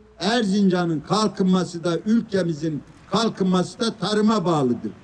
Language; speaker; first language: Turkish; native; Turkish